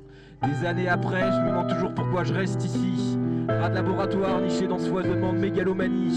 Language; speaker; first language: French; native; French